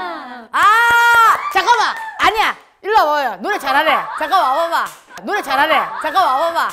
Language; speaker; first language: Korean; native; Korean